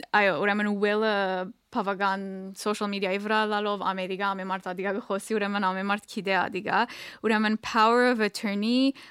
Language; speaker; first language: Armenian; early bilingual, heritage; Armenian